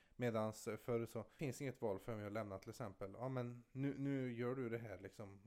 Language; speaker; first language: Swedish; native; Swedish